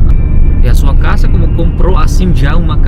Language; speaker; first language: Portuguese; non-native, learner; Indonesian